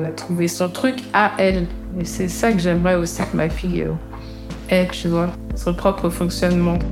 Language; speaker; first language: French; native; French